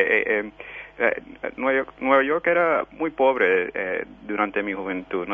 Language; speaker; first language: Spanish; early bilingual, heritage; Spanish